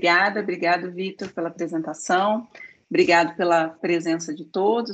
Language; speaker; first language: Portuguese; native; Portuguese